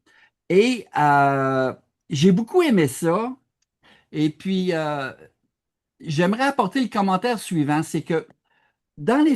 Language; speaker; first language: French; native; French